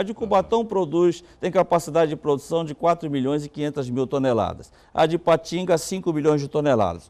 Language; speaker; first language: Portuguese; native; Portuguese